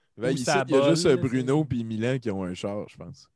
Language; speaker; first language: French; native; French